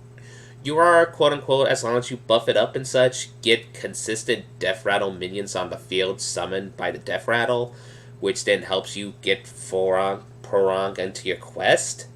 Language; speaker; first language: English; native; English